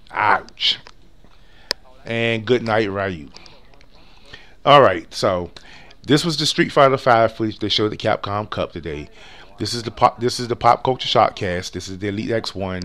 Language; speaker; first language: English; native; English